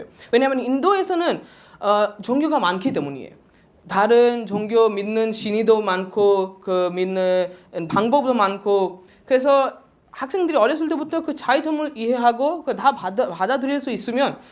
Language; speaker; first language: Korean; non-native, fluent; Odia